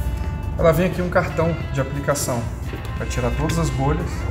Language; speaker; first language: Portuguese; native; Portuguese